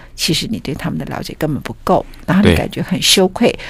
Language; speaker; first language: Chinese; native; Chinese